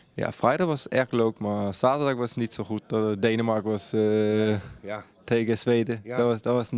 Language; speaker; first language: Dutch; non-native, fluent; Danish